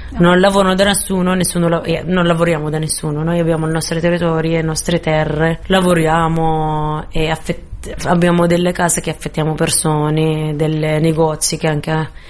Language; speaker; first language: Italian; non-native, fluent; Arabic